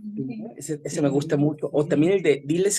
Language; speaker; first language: Spanish; native; Spanish